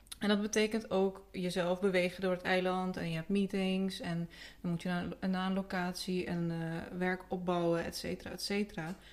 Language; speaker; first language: Dutch; early bilingual, other home language; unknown